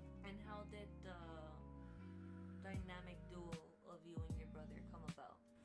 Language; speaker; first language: English; early bilingual, other home language; Spanish